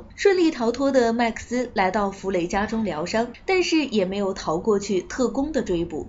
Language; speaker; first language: Chinese; native; Chinese